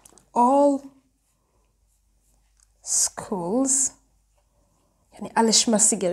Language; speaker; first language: Turkish; non-native, learner; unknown